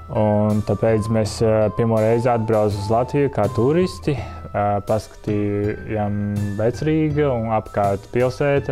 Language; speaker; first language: Latvian; early bilingual, other home language; Chinese